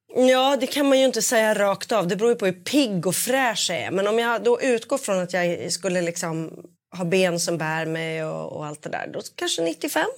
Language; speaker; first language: Swedish; native; Swedish